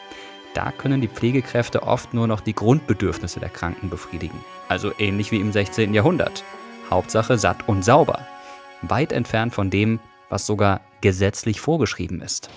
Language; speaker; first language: German; native; German